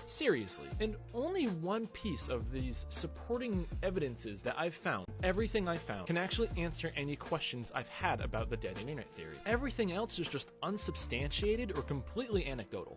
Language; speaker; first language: English; native; English